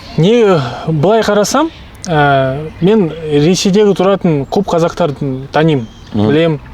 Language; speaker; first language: Kazakh; non-native, local second language; Russian